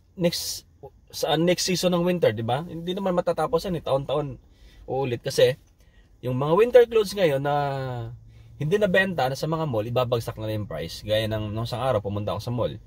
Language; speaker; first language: Filipino; non-native, local second language; Cebuano